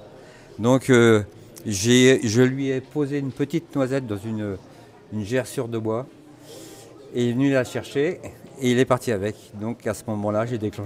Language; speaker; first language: French; native; French